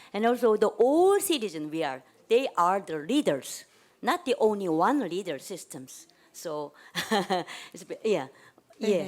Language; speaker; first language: English; non-native, learner; Korean